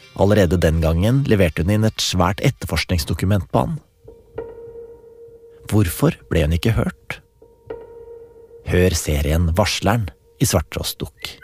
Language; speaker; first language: Norwegian; native; Norwegian